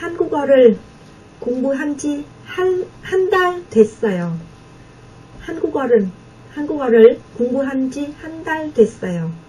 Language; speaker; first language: Korean; non-native, fluent; Vietnamese